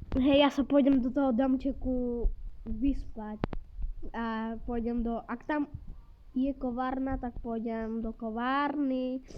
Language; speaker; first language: Slovak; non-native, local second language; Czech